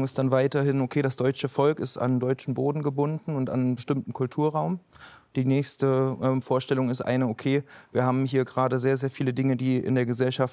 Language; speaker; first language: German; native; German